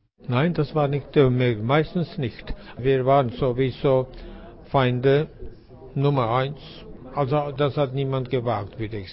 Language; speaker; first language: German; non-native, fluent; Czech